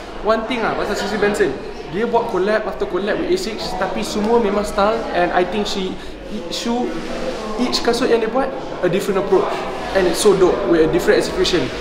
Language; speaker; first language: English; non-native, local second language; Malay